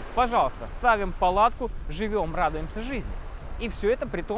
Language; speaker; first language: Russian; native; Russian